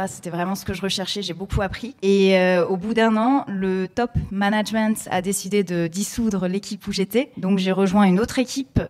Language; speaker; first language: French; native; French